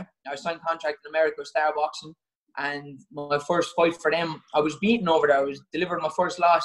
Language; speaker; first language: English; native; English